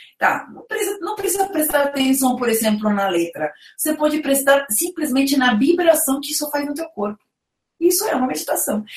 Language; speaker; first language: Portuguese; non-native, fluent; Spanish